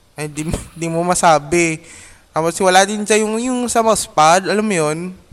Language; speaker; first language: Filipino; non-native, local second language; Cebuano